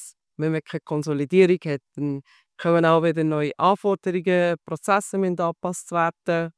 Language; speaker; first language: German; native; German